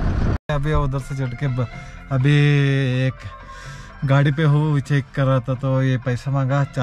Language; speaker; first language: Hindi; non-native, local second language; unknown